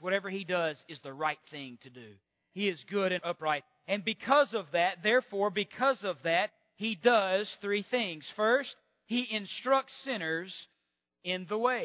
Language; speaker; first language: English; native; English